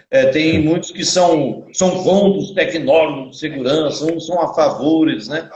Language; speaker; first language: Portuguese; native; Portuguese